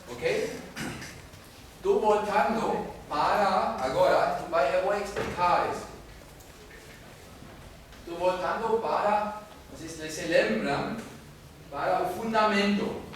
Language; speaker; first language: Portuguese; non-native, fluent; German